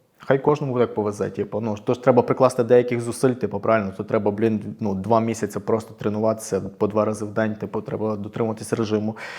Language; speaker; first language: Ukrainian; native; Ukrainian